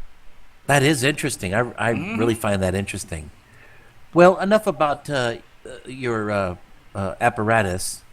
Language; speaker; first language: English; native; English